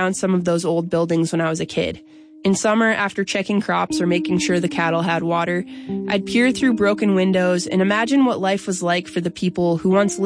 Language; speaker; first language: English; native; English